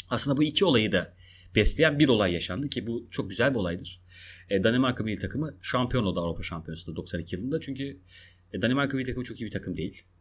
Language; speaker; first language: Turkish; non-native, local second language; Kurdish